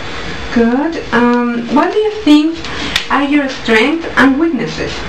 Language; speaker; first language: English; non-native, learner; Spanish